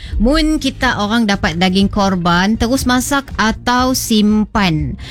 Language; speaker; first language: Malay; native; Malay